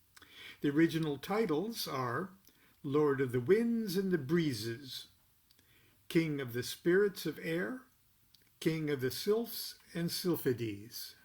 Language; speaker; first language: English; native; English